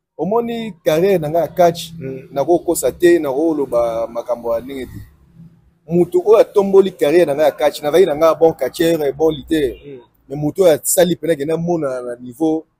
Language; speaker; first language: Lingala; native; Lingala